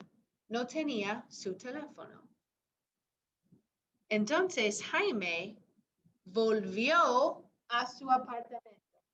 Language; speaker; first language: Spanish; non-native, fluent; English